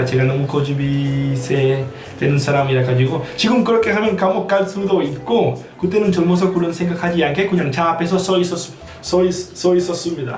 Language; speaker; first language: Korean; non-native, fluent; Spanish